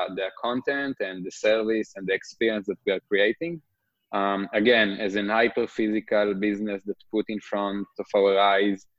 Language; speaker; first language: English; non-native, fluent; Hebrew